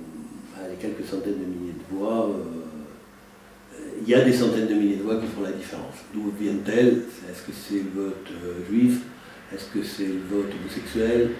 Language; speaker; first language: French; native; French